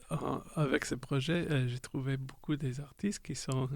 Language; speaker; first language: French; non-native, local second language; English